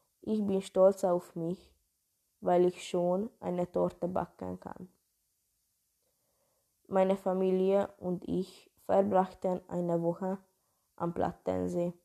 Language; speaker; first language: German; non-native, learner; Hungarian